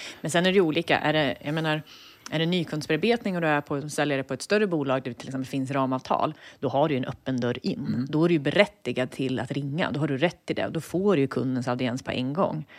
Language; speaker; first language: Swedish; native; Swedish